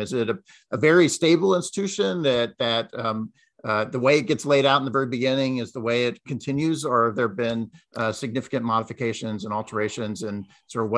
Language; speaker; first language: English; native; English